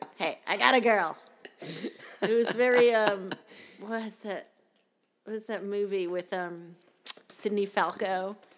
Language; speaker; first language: English; native; English